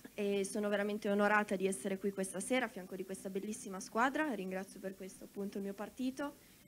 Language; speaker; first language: Italian; native; Italian